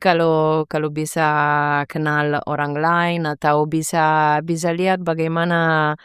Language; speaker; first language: Indonesian; non-native, fluent; Italian